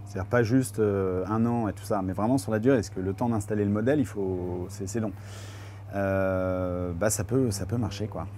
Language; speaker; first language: French; native; French